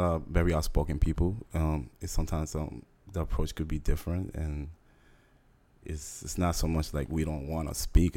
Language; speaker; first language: English; native; English